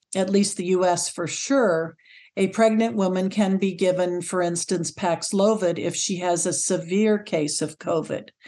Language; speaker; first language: English; native; English